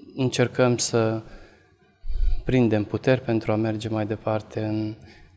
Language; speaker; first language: Romanian; non-native, local second language; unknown